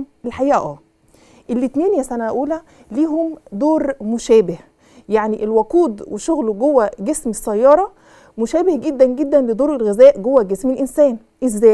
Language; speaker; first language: Arabic; native; Arabic